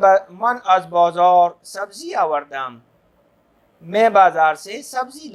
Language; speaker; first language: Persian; non-native, fluent; Urdu